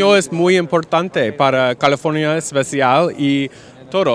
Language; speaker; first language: Spanish; non-native, learner; English